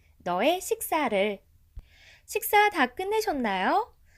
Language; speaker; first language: Korean; native; Korean